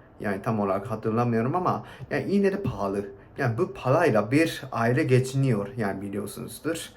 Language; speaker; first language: Turkish; non-native, fluent; Japanese